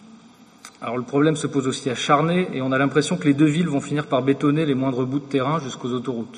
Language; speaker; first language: French; native; French